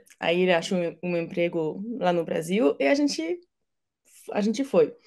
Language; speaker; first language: Portuguese; non-native, fluent; French